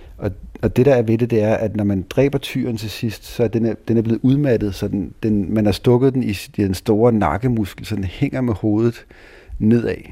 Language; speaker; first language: Danish; native; Danish